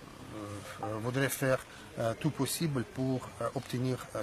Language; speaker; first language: French; non-native, learner; Russian